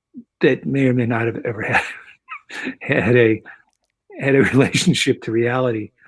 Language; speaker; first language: English; native; English